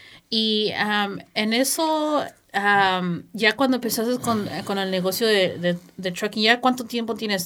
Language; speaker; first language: Spanish; early bilingual, heritage; Spanish